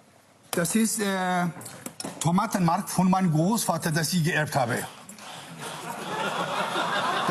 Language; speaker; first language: German; non-native, fluent; Kurdish